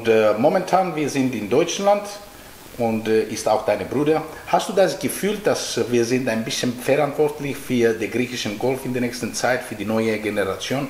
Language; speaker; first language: German; non-native, fluent; Greek